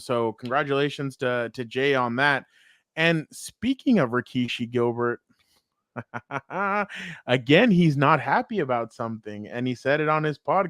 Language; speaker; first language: English; native; English